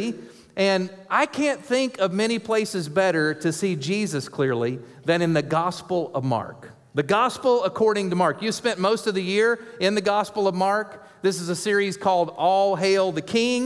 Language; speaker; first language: English; native; English